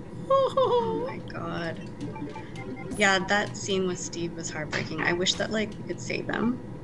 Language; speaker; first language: English; native; English